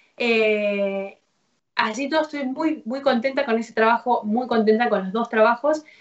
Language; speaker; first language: Spanish; native; Spanish